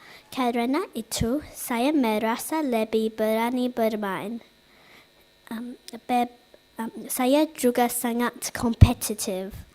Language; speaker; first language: Indonesian; non-native, learner; English